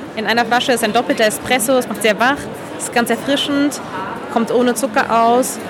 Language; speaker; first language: German; non-native, fluent; Catalan